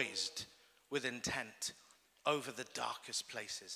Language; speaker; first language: English; native; English